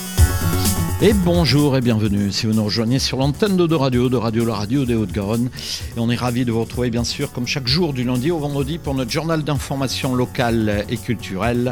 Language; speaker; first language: French; native; French